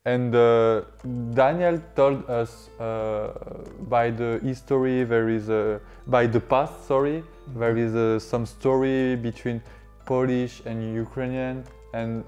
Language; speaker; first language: English; non-native, learner; French